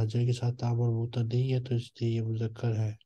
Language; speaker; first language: Urdu; native; Urdu